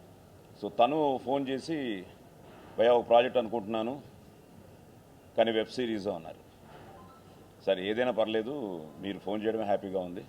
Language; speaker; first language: Telugu; native; Telugu